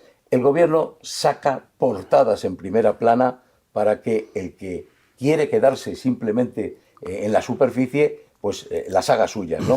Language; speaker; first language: Spanish; native; Spanish